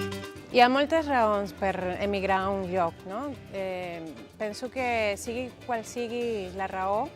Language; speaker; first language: Catalan; non-native, fluent; Spanish